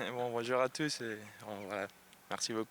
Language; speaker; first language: French; non-native, learner; Spanish